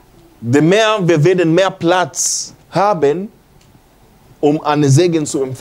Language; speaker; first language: German; non-native, learner; English